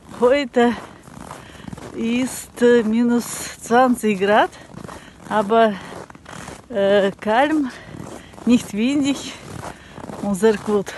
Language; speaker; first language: German; non-native, learner; Russian